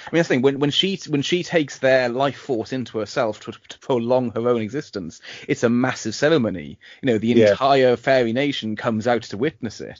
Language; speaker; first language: English; native; English